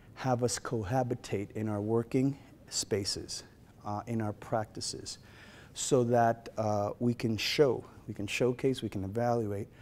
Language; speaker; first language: English; native; English